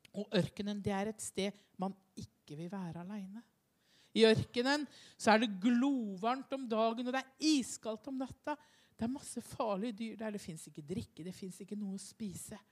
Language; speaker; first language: Norwegian; native; Norwegian